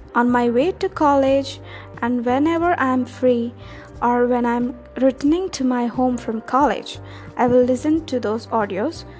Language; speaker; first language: English; non-native, local second language; Telugu